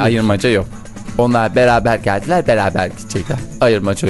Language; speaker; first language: Turkish; native; Turkish